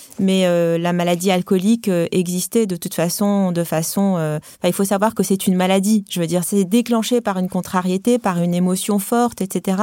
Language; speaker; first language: French; non-native, local second language; Arabic